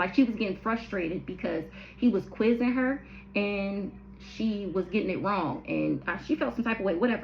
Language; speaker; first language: English; native; English